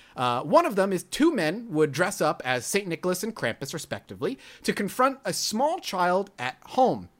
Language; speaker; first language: English; native; English